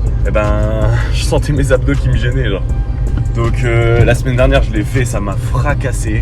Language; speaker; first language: French; native; French